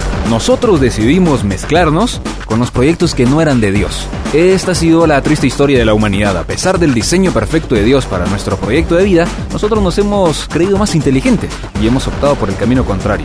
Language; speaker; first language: Spanish; native; Spanish